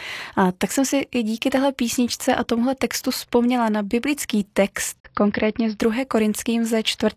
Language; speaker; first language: Czech; native; Czech